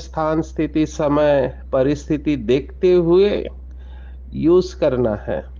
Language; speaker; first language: Hindi; non-native, local second language; Marathi